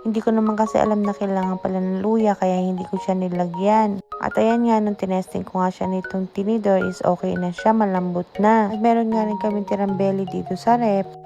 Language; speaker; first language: Filipino; native; Filipino